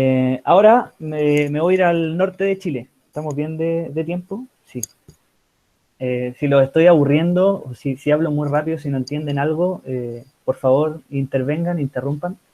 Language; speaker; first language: Spanish; native; Spanish